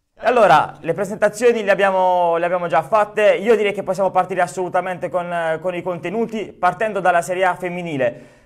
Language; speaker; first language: Italian; native; Italian